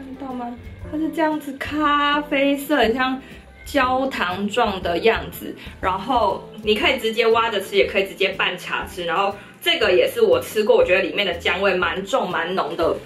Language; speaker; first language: Chinese; native; Chinese